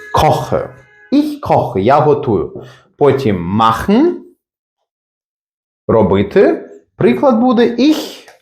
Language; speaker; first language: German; non-native, fluent; Ukrainian